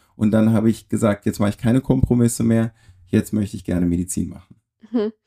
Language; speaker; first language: German; native; German